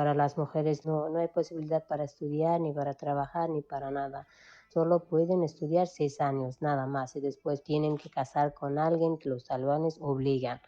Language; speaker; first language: Spanish; non-native, fluent; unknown